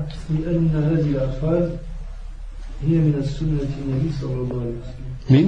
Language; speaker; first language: Arabic; non-native, learner; French